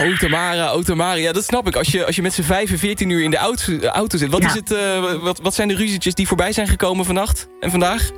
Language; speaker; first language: Dutch; native; Dutch